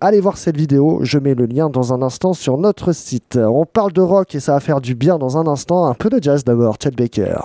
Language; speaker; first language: French; native; French